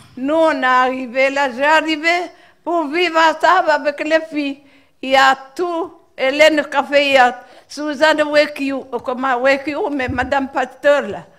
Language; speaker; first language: French; non-native, local second language; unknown